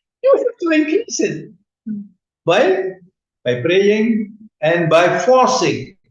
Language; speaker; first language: English; non-native, fluent; Indonesian